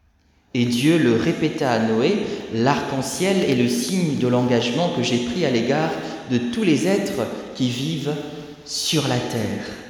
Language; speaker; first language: French; native; French